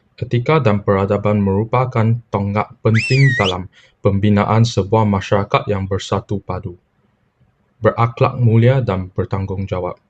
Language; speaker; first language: Malay; non-native, local second language; Chinese